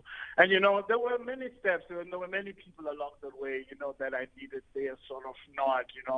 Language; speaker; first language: English; non-native, local second language; Xhosa